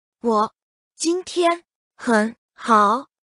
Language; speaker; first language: Chinese; non-native, learner; English